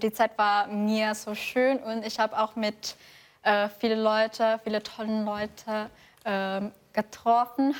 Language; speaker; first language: German; non-native, fluent; Indonesian